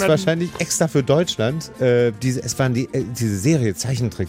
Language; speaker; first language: German; native; German